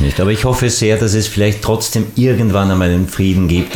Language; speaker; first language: German; native; German